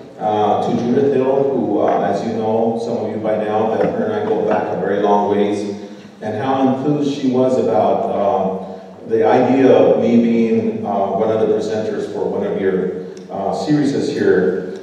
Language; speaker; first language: English; early bilingual, other home language; Spanish